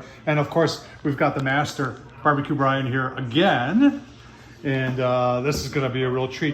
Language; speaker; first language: English; native; English